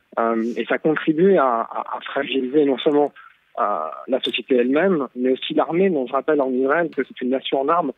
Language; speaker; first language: French; native; French